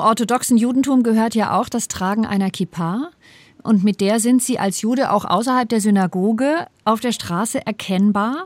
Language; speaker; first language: German; native; German